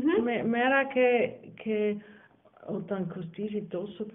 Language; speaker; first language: Greek; non-native, learner; German